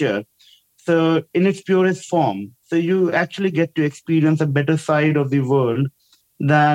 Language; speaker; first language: English; non-native, local second language; Hindi